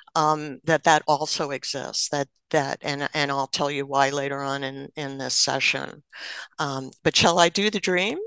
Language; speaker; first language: English; native; English